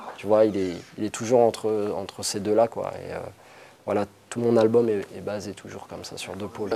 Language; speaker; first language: French; native; French